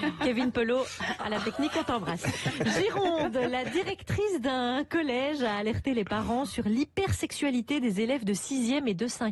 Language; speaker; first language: French; native; French